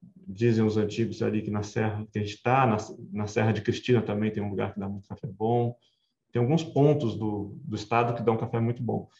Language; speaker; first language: Portuguese; native; Portuguese